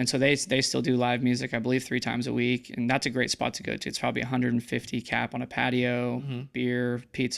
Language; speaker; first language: English; native; English